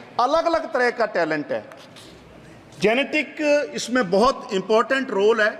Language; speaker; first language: Hindi; non-native, local second language; Punjabi